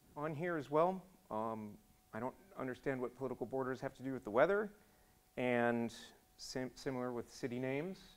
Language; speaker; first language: English; native; English